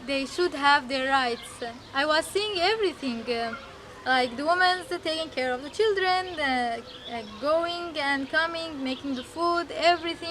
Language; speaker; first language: English; non-native, fluent; Arabic